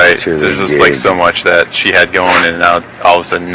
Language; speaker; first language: English; native; English